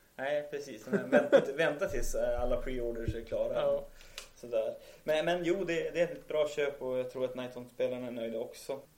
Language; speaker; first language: Swedish; native; Swedish